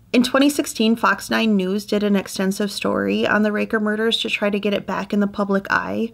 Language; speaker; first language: English; native; English